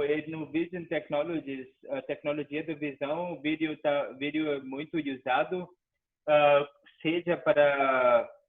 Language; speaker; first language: Portuguese; non-native, fluent; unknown